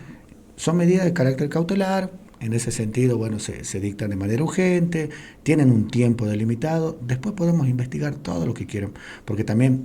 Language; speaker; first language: Spanish; native; Spanish